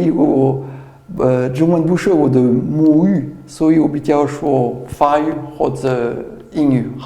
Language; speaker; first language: Chinese; non-native, learner; French